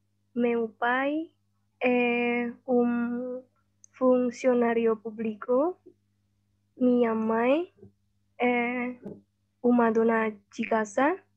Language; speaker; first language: Portuguese; non-native, learner; Indonesian